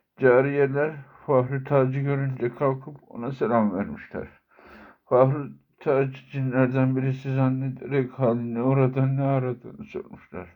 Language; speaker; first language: Turkish; native; Turkish